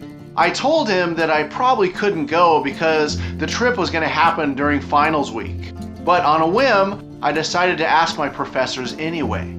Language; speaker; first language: English; native; English